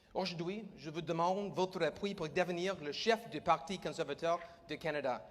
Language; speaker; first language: French; non-native, learner; English